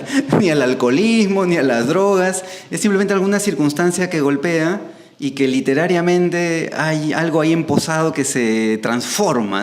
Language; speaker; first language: Spanish; native; Spanish